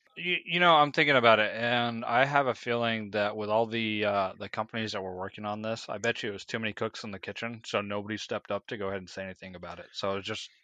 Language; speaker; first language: English; native; English